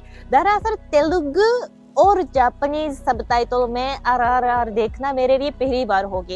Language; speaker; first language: Hindi; non-native, fluent; Japanese